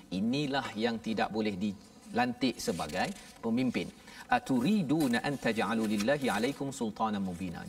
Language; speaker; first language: Malay; native; Malay